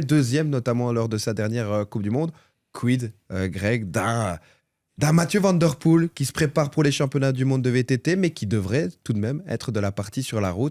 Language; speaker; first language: French; native; French